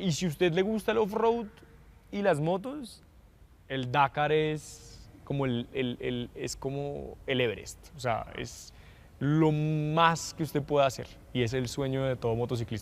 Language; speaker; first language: Spanish; native; Spanish